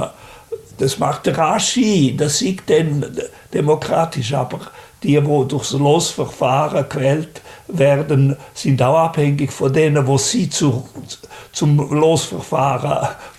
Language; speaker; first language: German; native; German